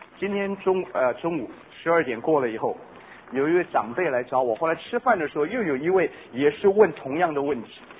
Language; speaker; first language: Chinese; non-native, local second language; Cantonese